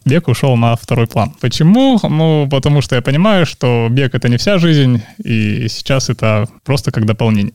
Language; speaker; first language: Russian; native; Russian